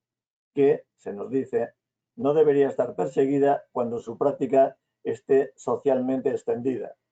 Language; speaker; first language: Spanish; native; Spanish